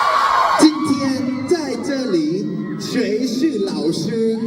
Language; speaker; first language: Chinese; non-native, learner; Thai